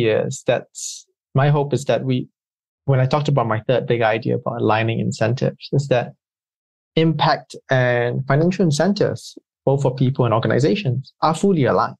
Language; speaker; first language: English; native; English